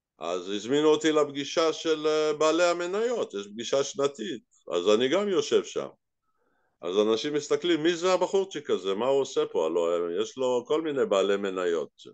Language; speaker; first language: Hebrew; native; Hebrew